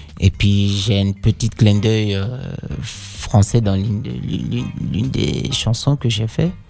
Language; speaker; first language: French; non-native, fluent; Dutch